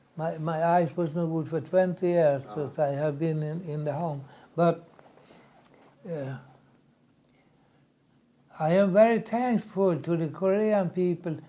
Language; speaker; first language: English; non-native, learner; Swedish